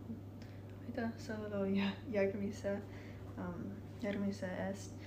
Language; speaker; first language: Estonian; non-native, learner; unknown